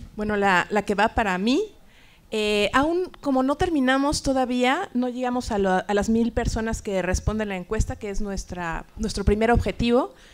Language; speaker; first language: Spanish; native; Spanish